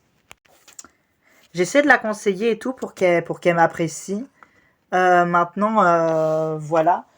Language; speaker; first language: French; native; French